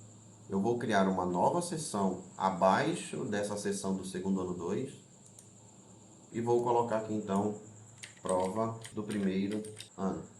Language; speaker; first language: Portuguese; native; Portuguese